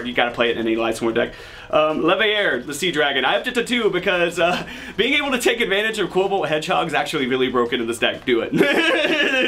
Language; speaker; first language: English; native; English